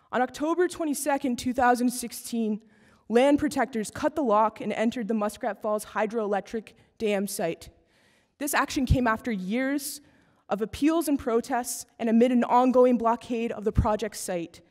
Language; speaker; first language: English; native; English